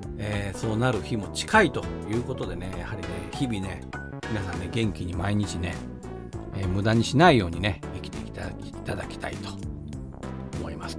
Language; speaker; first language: Japanese; native; Japanese